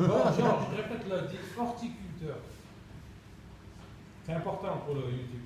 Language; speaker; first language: French; native; French